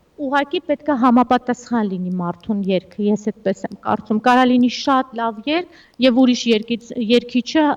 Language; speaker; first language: Armenian; early bilingual, heritage; Armenian